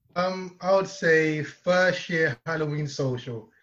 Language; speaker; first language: English; non-native, local second language; Yoruba